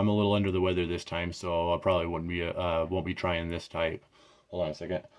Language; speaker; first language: English; native; English